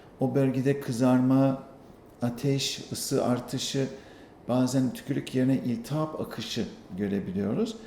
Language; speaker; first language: Turkish; native; Turkish